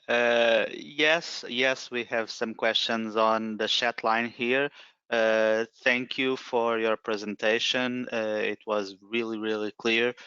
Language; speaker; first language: English; non-native, fluent; Portuguese